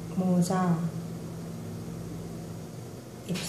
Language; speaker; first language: Korean; non-native, learner; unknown